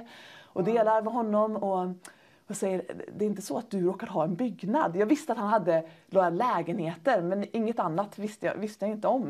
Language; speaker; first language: Swedish; native; Swedish